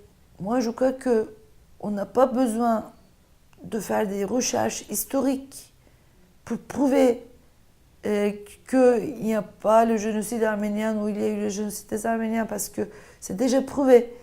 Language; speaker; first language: French; non-native, fluent; Turkish